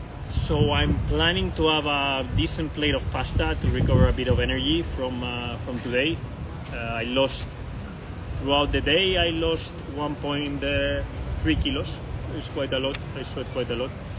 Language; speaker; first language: English; non-native, fluent; Spanish